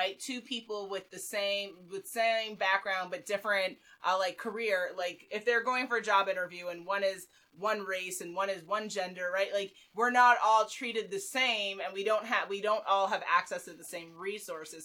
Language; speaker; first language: English; native; English